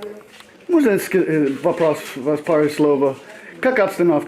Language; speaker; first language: Russian; non-native, learner; English